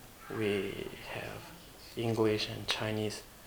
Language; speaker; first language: English; non-native, learner; Mongolian